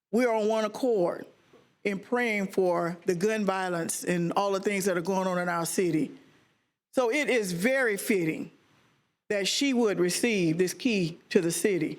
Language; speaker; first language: English; native; English